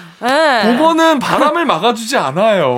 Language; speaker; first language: Korean; native; Korean